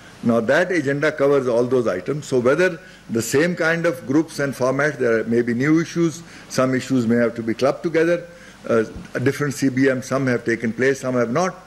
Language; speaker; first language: English; non-native, local second language; Urdu